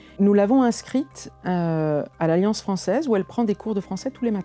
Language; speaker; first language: French; native; French